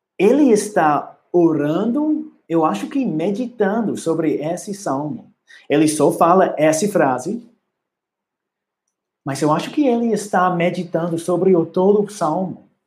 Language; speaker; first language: Portuguese; non-native, learner; English